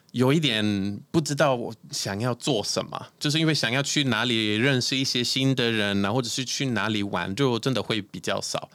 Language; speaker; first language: Chinese; non-native, fluent; Swedish